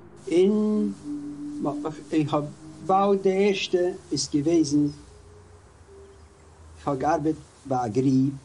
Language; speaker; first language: German; non-native, learner; Yiddish